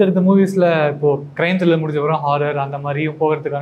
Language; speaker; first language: Tamil; native; Tamil